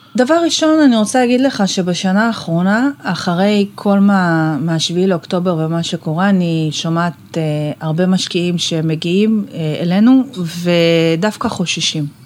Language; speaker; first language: Hebrew; native; Hebrew